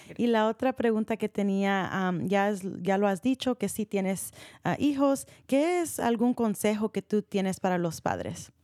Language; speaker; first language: Spanish; early bilingual, heritage; Spanish